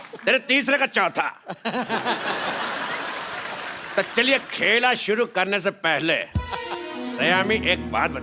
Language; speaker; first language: Hindi; native; Hindi